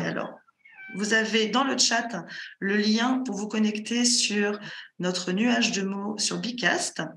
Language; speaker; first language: French; native; French